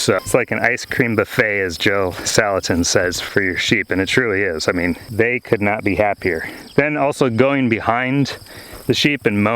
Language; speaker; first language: English; native; English